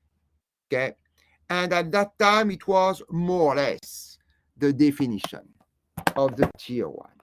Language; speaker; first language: English; non-native, fluent; French